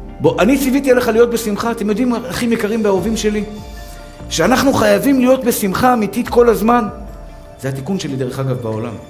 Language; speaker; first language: Hebrew; native; Hebrew